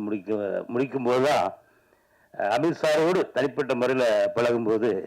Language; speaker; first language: Tamil; native; Tamil